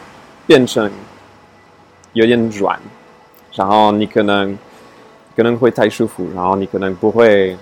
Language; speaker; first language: Chinese; non-native, fluent; French